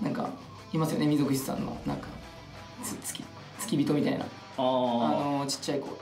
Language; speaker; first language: Japanese; native; Japanese